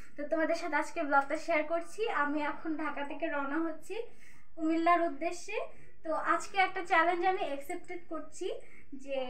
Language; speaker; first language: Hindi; non-native, learner; Bangla